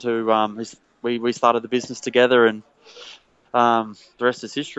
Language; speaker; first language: English; native; English